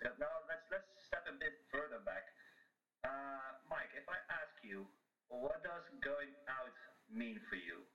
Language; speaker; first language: English; non-native, fluent; Dutch